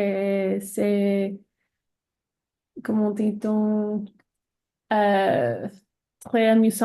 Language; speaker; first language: French; non-native, learner; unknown